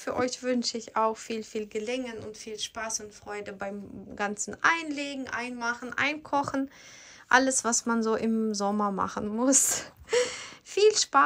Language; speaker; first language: German; non-native, fluent; Ukrainian